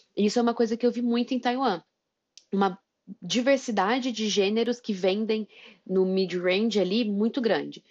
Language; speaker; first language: Portuguese; native; Portuguese